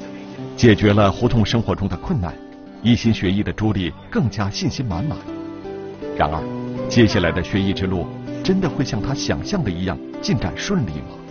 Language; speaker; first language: Chinese; native; Chinese